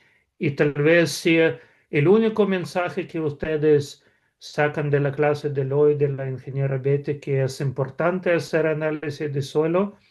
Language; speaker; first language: Spanish; non-native, fluent; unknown